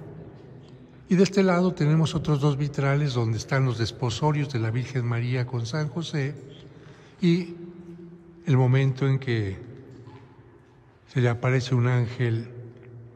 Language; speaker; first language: Spanish; native; Spanish